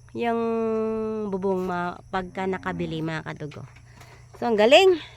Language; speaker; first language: Filipino; non-native, local second language; Iloko